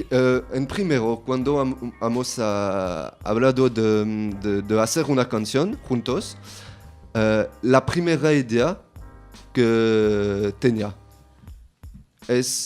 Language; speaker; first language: Spanish; non-native, learner; French